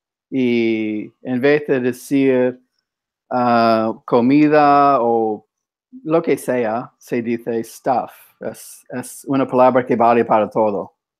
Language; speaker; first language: Spanish; non-native, fluent; English